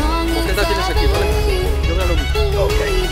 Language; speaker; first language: Spanish; native; Spanish